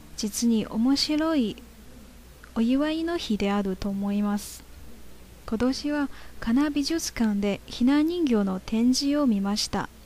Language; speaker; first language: Japanese; non-native, fluent; Chinese